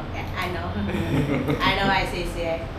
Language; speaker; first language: English; non-native, learner; Vietnamese